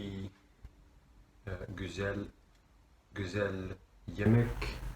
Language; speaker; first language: Turkish; non-native, learner; English